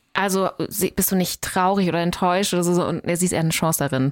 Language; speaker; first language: German; native; German